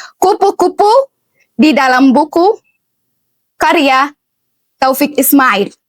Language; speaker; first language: Indonesian; non-native, learner; Arabic